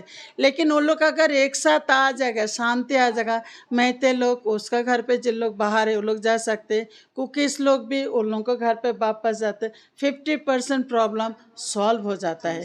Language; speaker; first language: Hindi; non-native, local second language; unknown